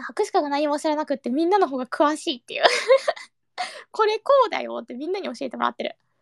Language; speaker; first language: Japanese; early bilingual, heritage; Japanese